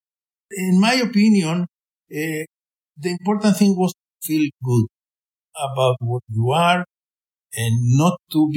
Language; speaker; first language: English; non-native, fluent; Spanish